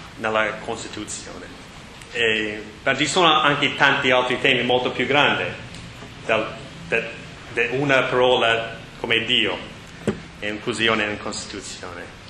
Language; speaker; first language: Italian; non-native, learner; English